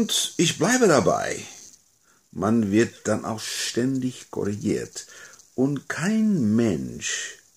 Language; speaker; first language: German; non-native, fluent; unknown